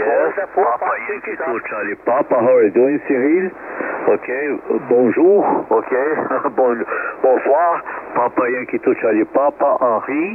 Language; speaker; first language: French; non-native, learner; Portuguese